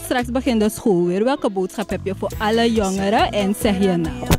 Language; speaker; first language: Dutch; native; Dutch